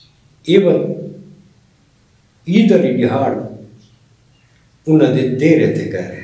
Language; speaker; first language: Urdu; non-native, local second language; Saraiki